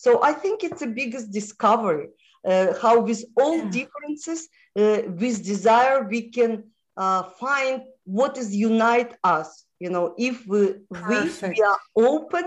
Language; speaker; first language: English; non-native, fluent; Russian